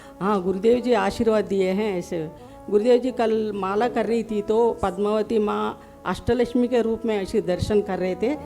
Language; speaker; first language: Hindi; non-native, local second language; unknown